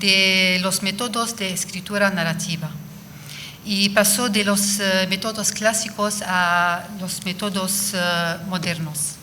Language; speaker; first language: Spanish; non-native, fluent; Arabic